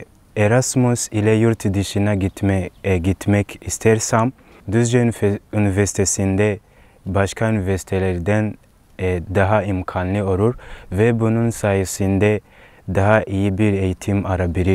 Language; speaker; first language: Turkish; non-native, learner; Kinyarwanda